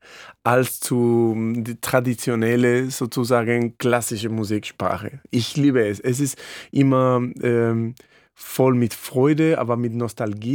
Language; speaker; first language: German; non-native, fluent; Spanish